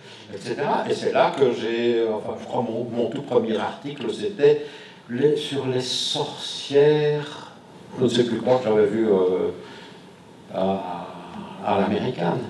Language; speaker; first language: French; native; French